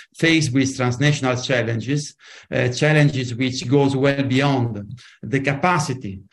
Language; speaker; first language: English; non-native, fluent; Italian